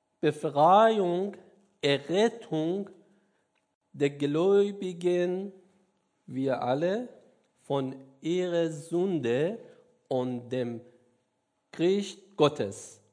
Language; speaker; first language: German; non-native, learner; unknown